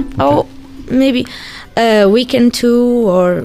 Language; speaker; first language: English; non-native, learner; Portuguese